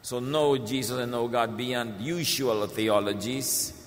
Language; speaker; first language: English; non-native, local second language; Filipino